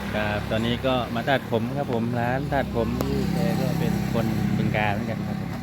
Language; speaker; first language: Thai; non-native, local second language; Northeastern Thai